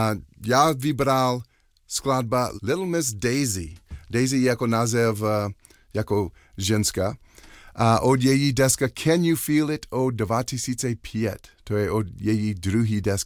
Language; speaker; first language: Czech; non-native, learner; English